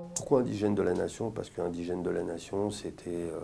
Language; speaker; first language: French; native; French